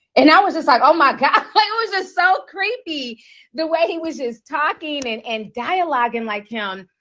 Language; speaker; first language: English; native; English